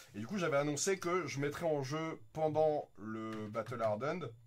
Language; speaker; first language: French; native; French